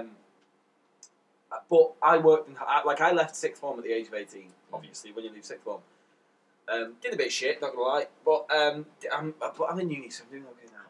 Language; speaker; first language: English; native; English